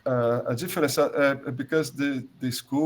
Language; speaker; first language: English; non-native, learner; Portuguese